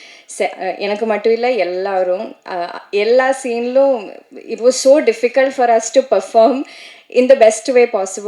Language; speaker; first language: Tamil; non-native, learner; Malayalam